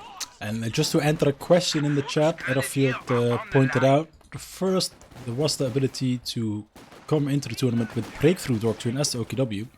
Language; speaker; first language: English; non-native, fluent; Dutch